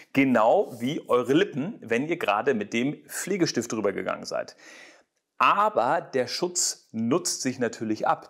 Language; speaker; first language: German; native; German